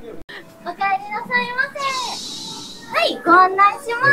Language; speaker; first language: Japanese; native; Japanese